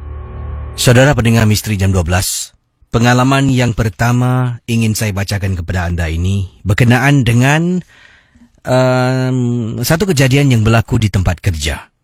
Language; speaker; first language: Malay; native; Malay